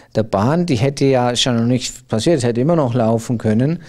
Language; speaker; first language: German; native; German